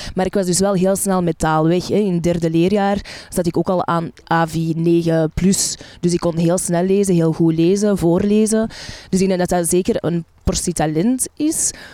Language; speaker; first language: Dutch; early bilingual, other home language; Arabic